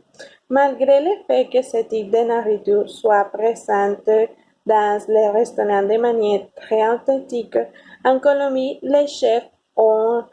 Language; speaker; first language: French; non-native, learner; Spanish